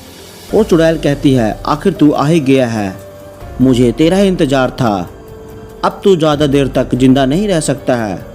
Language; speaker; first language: Hindi; native; Hindi